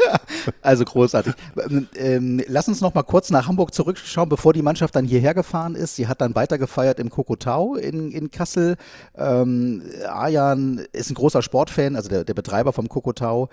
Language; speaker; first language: German; native; German